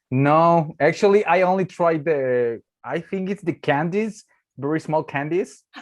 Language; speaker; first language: English; non-native, learner; Spanish